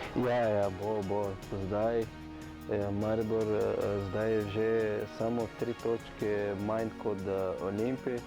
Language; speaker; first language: Slovenian; non-native, learner; Portuguese